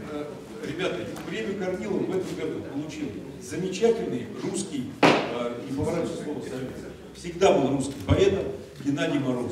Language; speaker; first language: Russian; native; Russian